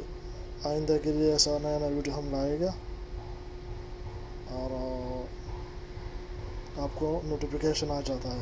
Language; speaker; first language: Hindi; non-native, local second language; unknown